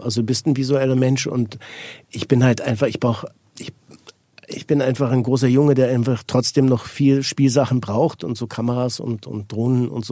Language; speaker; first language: German; native; German